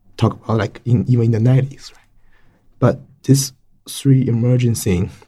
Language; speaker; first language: English; non-native, fluent; Chinese